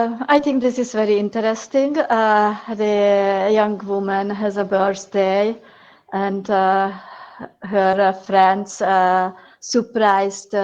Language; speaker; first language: English; non-native, learner; Hungarian